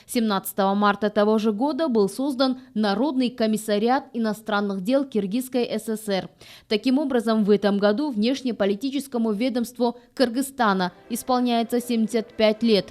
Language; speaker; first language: Russian; native; Russian